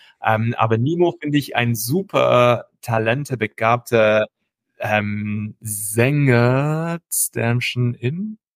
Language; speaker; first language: German; non-native, fluent; English